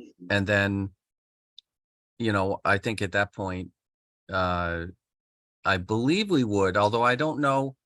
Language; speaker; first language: English; native; English